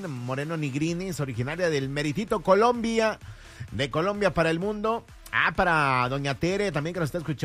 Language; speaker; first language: Spanish; native; Spanish